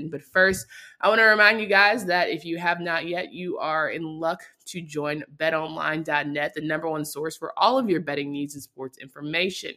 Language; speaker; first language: English; native; English